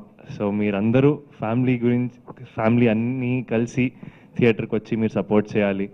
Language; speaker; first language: Telugu; non-native, learner; Kannada